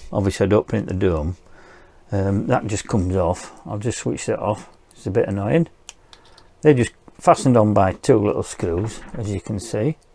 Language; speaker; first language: English; native; English